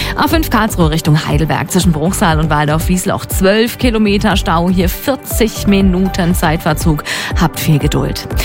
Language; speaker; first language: German; native; German